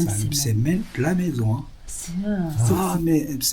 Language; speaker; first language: French; non-native, learner; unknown